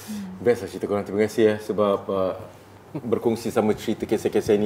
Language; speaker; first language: Malay; native; Malay